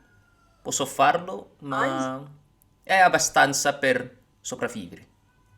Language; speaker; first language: Italian; non-native, learner; Indonesian